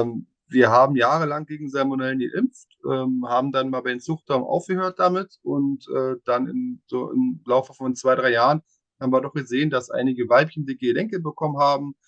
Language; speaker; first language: German; native; German